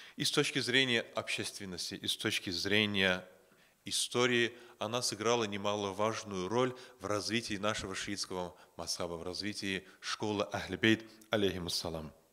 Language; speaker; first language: Russian; non-native, local second language; Azerbaijani